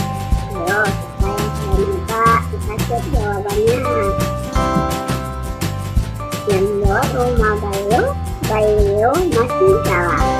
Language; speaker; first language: Indonesian; native; Indonesian